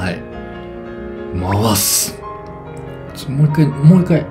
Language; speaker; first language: Japanese; native; Japanese